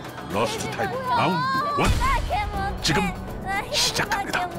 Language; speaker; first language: Korean; native; Korean